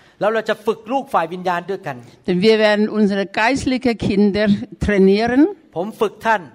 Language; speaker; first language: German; non-native, learner; Thai